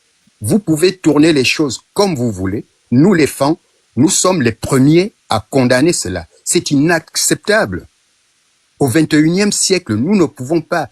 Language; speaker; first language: French; non-native, local second language; Fang